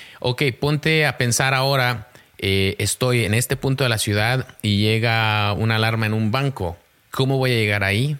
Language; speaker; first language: Spanish; early bilingual, heritage; Spanish